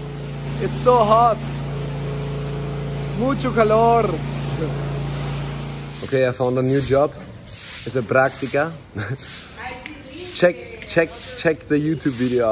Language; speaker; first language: English; non-native, fluent; German